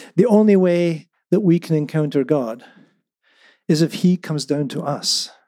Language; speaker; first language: English; non-native, local second language; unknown